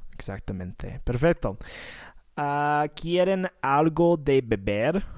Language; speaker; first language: Spanish; non-native, fluent; English